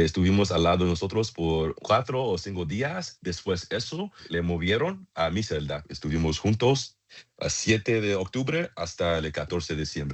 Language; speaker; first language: Spanish; non-native, learner; English